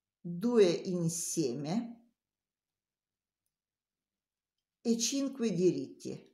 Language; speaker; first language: Italian; non-native, learner; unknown